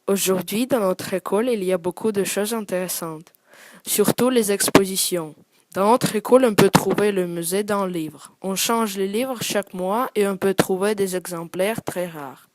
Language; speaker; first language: French; non-native, learner; Russian